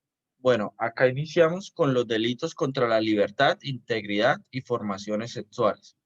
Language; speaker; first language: Spanish; native; Spanish